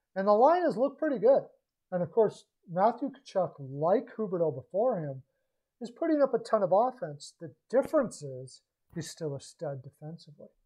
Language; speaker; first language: English; native; English